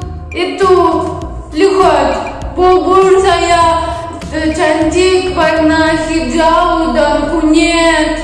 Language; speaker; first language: Indonesian; non-native, learner; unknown